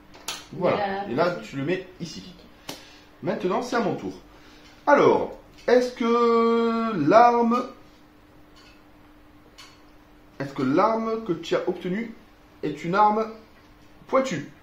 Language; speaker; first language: French; native; French